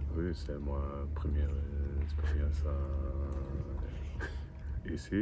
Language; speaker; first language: French; non-native, fluent; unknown